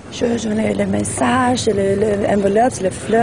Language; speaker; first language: French; non-native, learner; Swedish